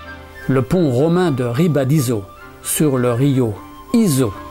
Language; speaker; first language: French; native; French